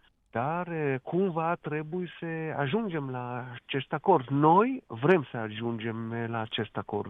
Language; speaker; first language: Romanian; non-native, fluent; Hebrew